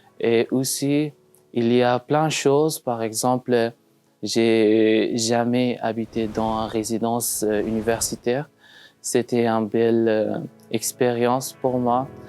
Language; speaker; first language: French; non-native, learner; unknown